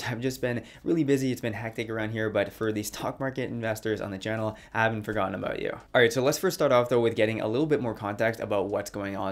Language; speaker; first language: English; native; English